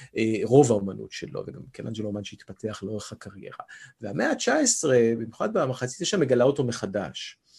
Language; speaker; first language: Hebrew; native; Hebrew